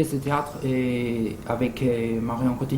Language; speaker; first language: French; non-native, fluent; Spanish